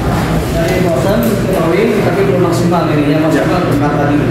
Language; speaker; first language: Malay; non-native, local second language; Sundanese